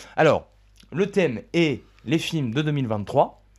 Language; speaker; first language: French; native; French